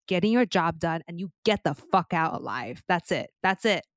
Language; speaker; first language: English; non-native, fluent; Chinese